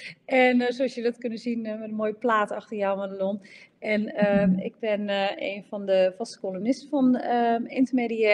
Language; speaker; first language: Dutch; native; Dutch